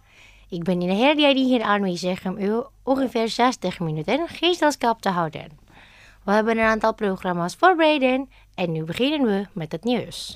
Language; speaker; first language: Dutch; non-native, learner; Indonesian